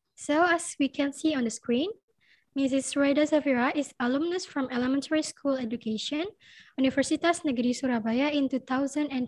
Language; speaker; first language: English; non-native, fluent; Indonesian